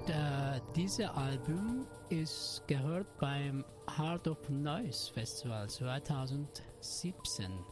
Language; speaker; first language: German; non-native, learner; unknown